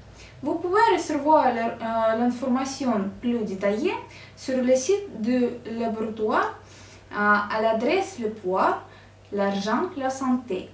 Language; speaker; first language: French; non-native, learner; Russian